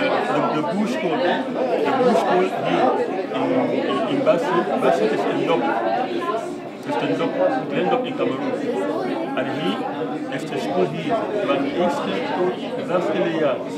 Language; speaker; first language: Dutch; non-native, learner; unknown